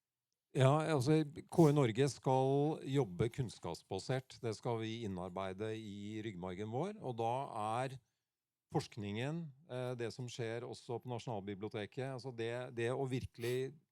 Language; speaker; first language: Norwegian; native; Norwegian